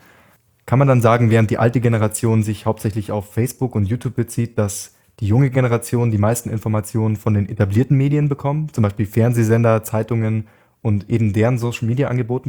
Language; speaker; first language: German; native; German